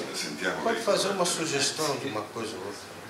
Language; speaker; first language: Italian; non-native, learner; Portuguese